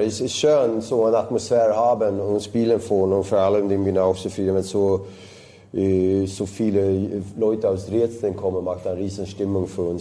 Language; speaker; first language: German; non-native, fluent; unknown